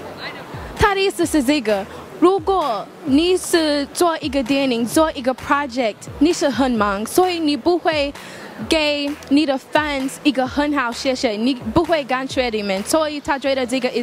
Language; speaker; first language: Chinese; non-native, learner; English